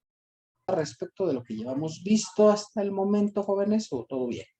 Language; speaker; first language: Spanish; native; Spanish